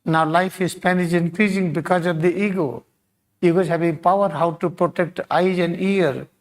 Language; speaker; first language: English; non-native, local second language; Hindi